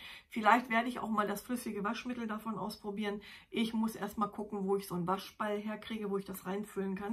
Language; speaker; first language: German; native; German